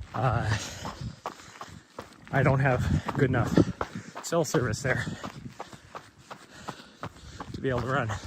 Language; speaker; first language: English; native; English